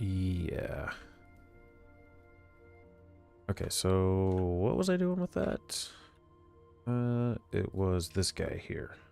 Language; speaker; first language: English; native; English